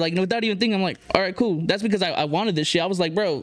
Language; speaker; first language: English; early bilingual, other home language; Spanish